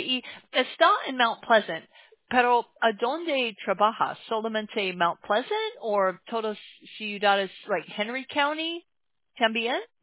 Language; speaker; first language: Spanish; non-native, learner; English